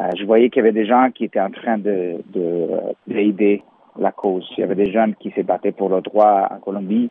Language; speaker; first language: French; non-native, fluent; Spanish